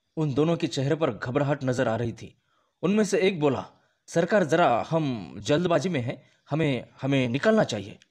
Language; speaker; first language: Hindi; non-native, local second language; Marathi